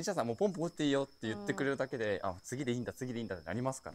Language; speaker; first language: Japanese; native; Japanese